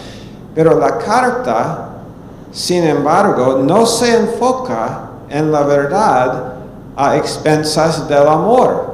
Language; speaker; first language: Spanish; non-native, fluent; English